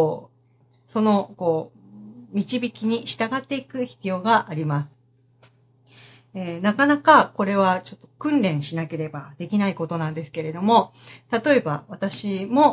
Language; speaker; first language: Japanese; native; Japanese